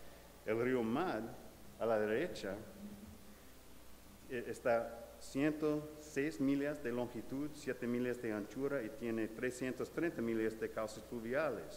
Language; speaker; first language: Spanish; non-native, fluent; English